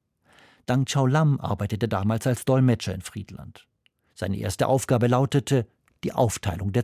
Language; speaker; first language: German; native; German